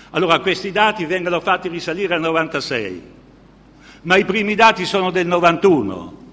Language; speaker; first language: Italian; native; Italian